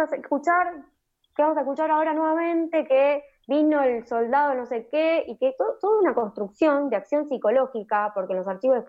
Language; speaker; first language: Spanish; native; Spanish